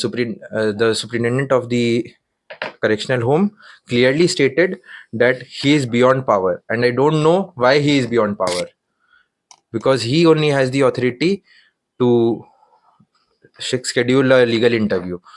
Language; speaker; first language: English; non-native, local second language; Hindi